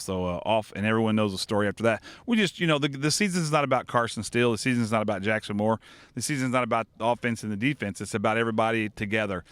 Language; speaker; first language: English; native; English